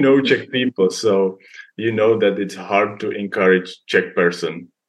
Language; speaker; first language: English; non-native, fluent; Czech